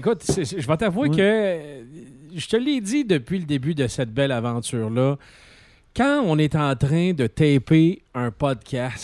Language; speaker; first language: French; native; French